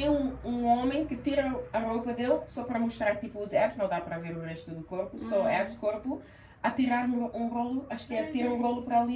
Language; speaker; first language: Portuguese; early bilingual, heritage; Portuguese